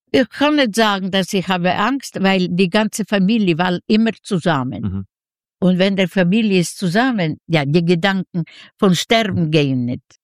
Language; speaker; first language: German; non-native, learner; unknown